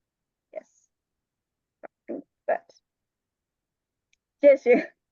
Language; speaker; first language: Chinese; non-native, learner; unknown